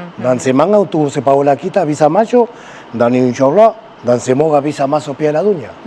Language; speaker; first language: Indonesian; non-native, fluent; Spanish